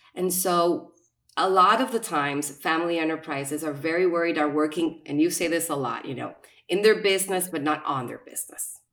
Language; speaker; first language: English; non-native, fluent; Spanish